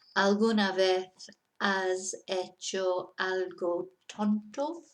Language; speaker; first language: Spanish; non-native, fluent; English